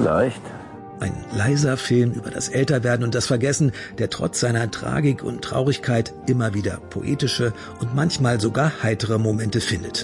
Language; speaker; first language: German; native; German